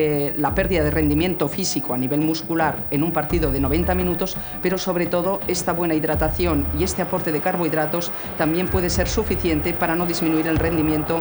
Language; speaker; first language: Spanish; native; Spanish